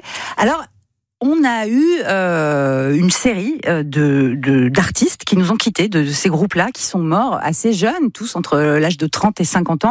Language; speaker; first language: French; native; French